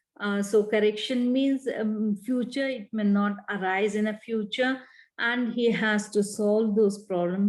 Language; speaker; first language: English; non-native, local second language; Kannada